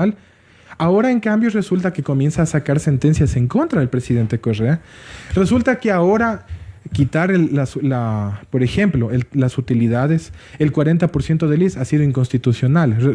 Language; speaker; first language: Spanish; native; Spanish